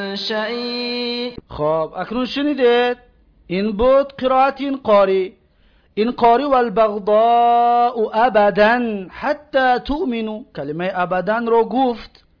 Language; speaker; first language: Persian; native; Persian